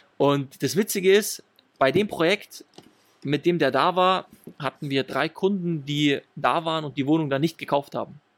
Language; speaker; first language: German; early bilingual, other home language; Italian